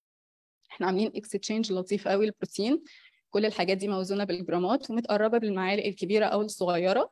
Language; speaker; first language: Arabic; native; Arabic